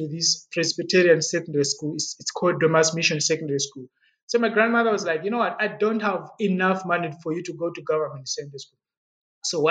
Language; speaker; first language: English; non-native, local second language; Yao